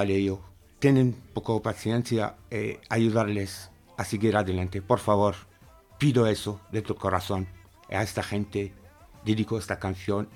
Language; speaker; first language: Spanish; non-native, fluent; Arabic